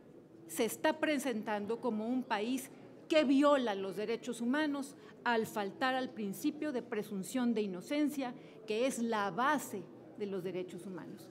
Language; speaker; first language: Spanish; native; Spanish